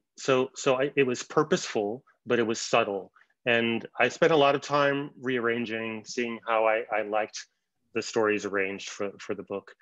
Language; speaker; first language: English; native; English